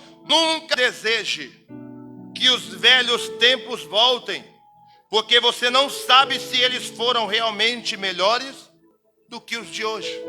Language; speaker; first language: Portuguese; native; Portuguese